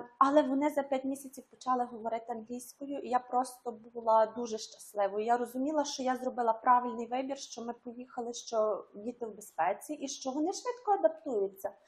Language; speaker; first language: Ukrainian; native; Ukrainian